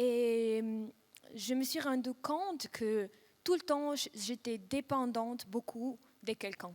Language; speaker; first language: French; non-native, fluent; Russian